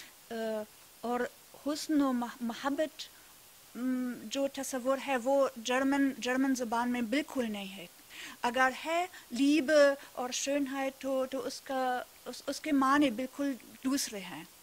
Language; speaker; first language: Urdu; non-native, fluent; German